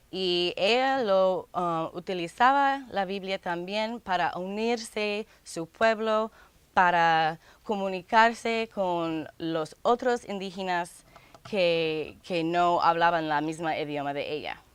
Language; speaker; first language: Spanish; non-native, fluent; English